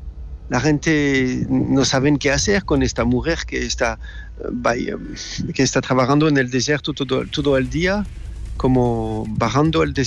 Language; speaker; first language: Spanish; non-native, fluent; French